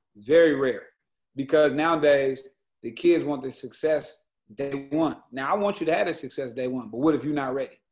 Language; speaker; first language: English; native; English